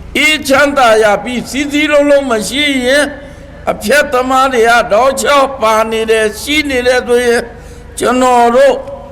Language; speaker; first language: Burmese; non-native, local second language; Pa'o Karen